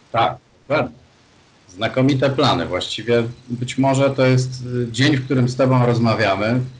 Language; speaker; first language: Polish; native; Polish